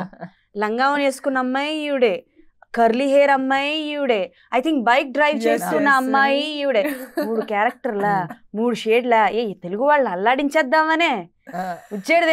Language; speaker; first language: Telugu; native; Telugu